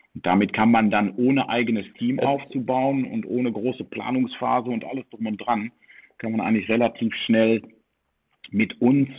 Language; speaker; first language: German; early bilingual, heritage; Dutch